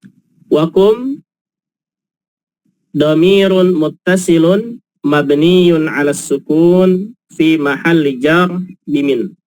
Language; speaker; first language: Arabic; non-native, fluent; Indonesian